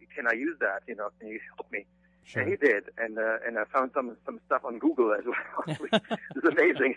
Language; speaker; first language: English; non-native, fluent; German